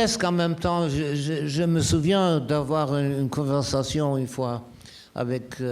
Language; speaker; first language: French; non-native, fluent; German